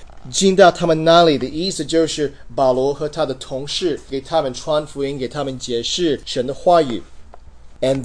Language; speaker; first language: Chinese; non-native, fluent; English